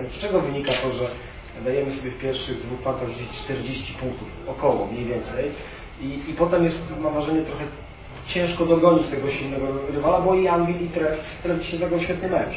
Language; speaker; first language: Polish; native; Polish